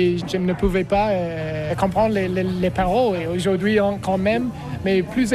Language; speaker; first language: French; non-native, fluent; English